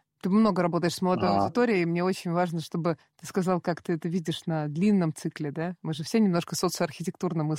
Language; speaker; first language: Russian; native; Russian